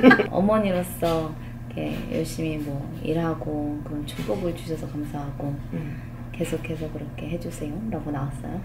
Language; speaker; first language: Korean; native; Korean